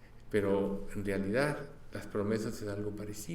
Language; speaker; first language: Spanish; native; Spanish